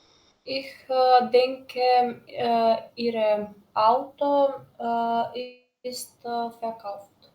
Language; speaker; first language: German; non-native, learner; Macedonian